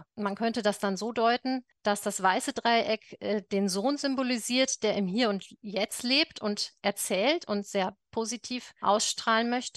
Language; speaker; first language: German; native; German